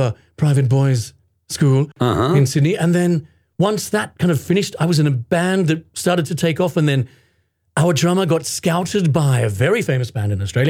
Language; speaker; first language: English; native; English